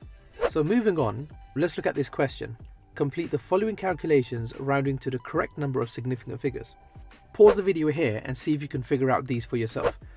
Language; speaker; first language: English; native; English